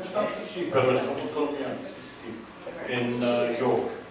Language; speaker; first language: Spanish; non-native, learner; English